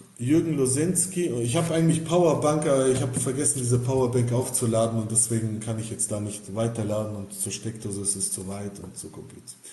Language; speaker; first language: German; early bilingual, other home language; Bosnian